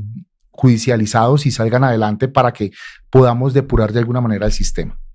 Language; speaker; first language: Spanish; native; Spanish